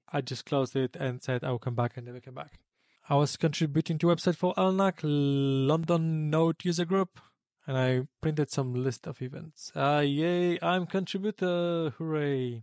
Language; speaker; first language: English; non-native, fluent; Polish